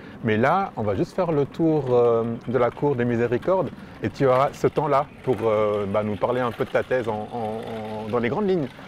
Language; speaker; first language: French; native; French